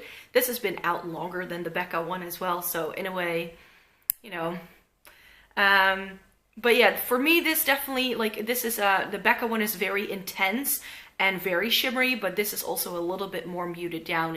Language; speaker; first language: English; non-native, fluent; Dutch